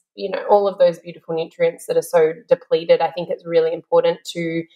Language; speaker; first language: English; native; English